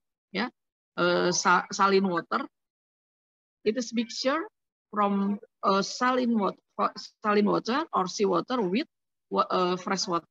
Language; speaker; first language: English; non-native, learner; Indonesian